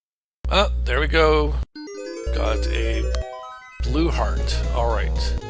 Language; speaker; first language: English; native; English